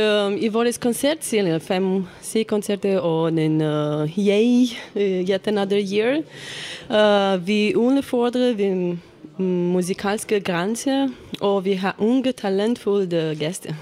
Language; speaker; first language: Danish; non-native, learner; Romanian